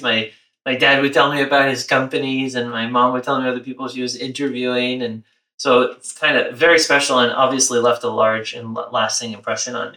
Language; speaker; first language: English; native; English